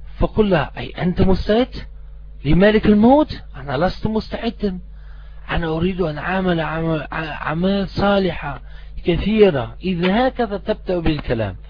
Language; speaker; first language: Arabic; non-native, fluent; German